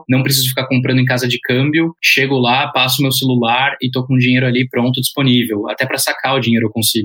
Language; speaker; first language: Portuguese; early bilingual, heritage; Portuguese